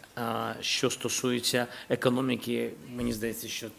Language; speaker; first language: Ukrainian; non-native, local second language; Russian